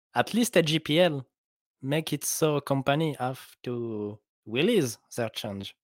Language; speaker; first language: English; non-native, fluent; French